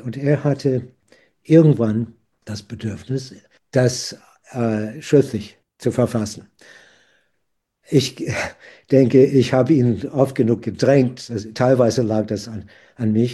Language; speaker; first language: German; non-native, fluent; English